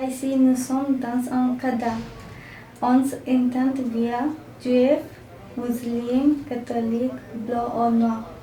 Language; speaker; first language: French; non-native, learner; Bangla